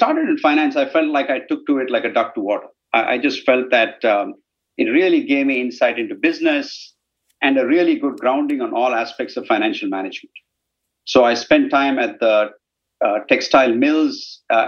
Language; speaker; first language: English; non-native, local second language; Tamil